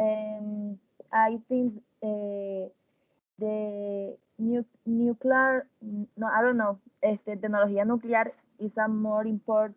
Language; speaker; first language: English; non-native, learner; Spanish